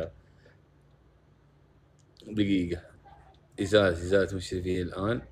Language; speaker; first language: Arabic; native; Arabic